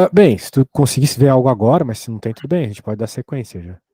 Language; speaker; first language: Portuguese; native; Portuguese